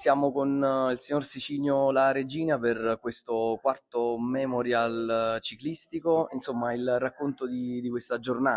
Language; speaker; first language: Italian; native; Italian